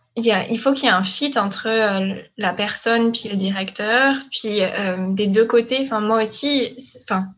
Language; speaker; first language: French; native; French